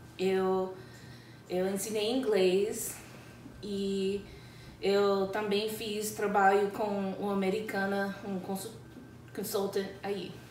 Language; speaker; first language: Portuguese; non-native, fluent; English